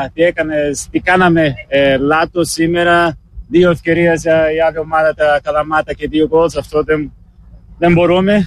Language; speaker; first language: Greek; non-native, learner; Portuguese